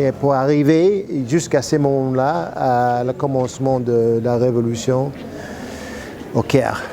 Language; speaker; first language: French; non-native, fluent; English